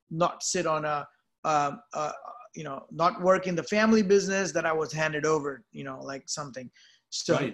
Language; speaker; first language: English; non-native, local second language; Gujarati